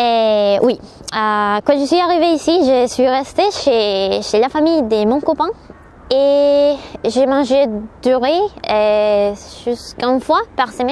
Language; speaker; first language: French; non-native, learner; Spanish